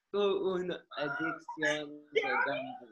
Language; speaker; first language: Spanish; non-native, learner; English